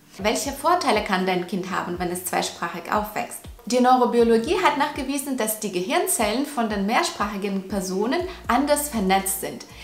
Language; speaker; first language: German; non-native, fluent; Russian